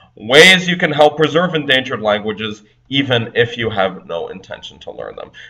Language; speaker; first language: English; native; English